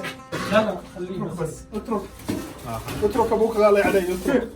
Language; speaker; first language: Arabic; native; Arabic